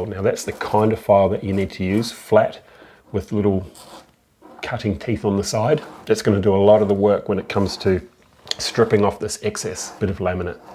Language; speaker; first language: English; native; English